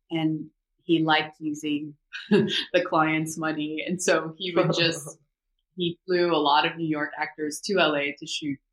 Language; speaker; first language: English; early bilingual, other home language; Korean